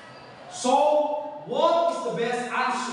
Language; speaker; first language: English; non-native, learner; Indonesian